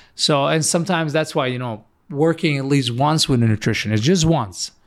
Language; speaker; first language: English; non-native, fluent; Macedonian